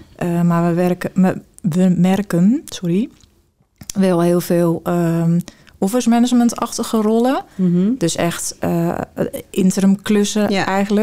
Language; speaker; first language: Dutch; native; Dutch